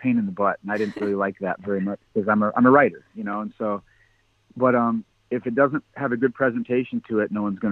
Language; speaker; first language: English; native; English